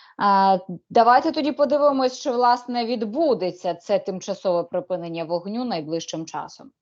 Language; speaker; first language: Ukrainian; native; Ukrainian